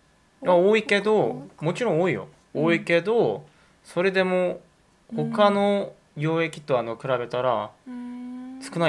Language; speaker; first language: Japanese; non-native, fluent; Korean